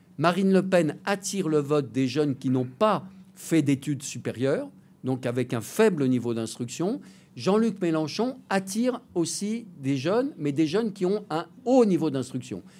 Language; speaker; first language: French; native; French